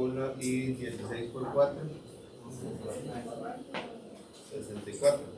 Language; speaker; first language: Spanish; native; Spanish